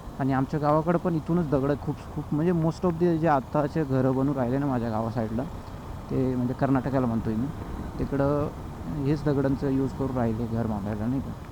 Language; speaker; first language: Marathi; non-native, local second language; Lambadi